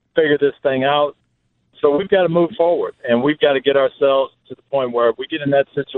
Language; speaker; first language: English; native; English